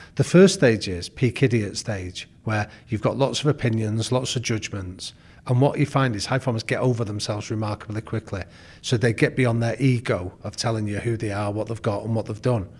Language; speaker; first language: English; native; English